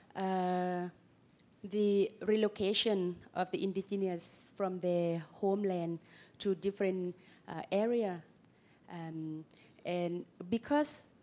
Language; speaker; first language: English; non-native, learner; Lao